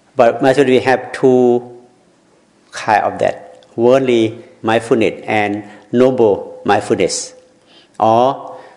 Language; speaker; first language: English; non-native, learner; Thai